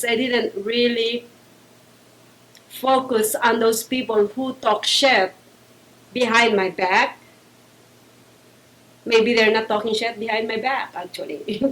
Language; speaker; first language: English; non-native, local second language; Filipino